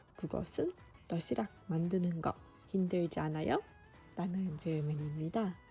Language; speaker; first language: Korean; non-native, fluent; Japanese